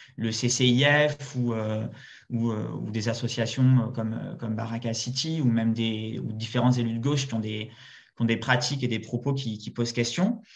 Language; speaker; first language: French; native; French